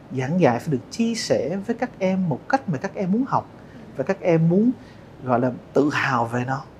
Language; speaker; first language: Vietnamese; early bilingual, heritage; Vietnamese